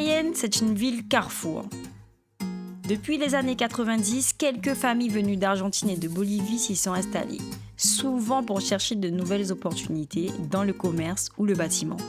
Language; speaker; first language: French; native; French